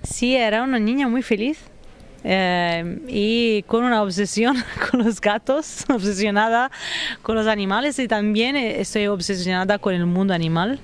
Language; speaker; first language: Spanish; non-native, fluent; Italian